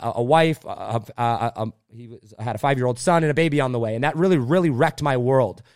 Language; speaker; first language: English; native; English